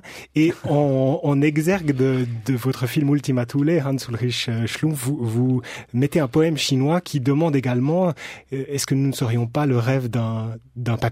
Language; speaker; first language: French; native; French